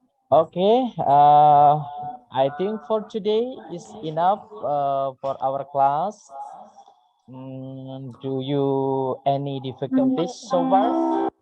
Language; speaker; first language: English; non-native, fluent; Indonesian